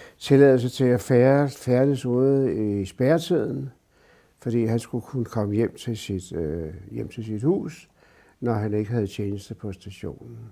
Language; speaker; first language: Danish; native; Danish